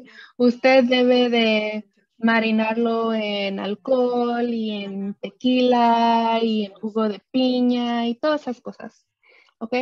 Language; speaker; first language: Spanish; early bilingual, other home language; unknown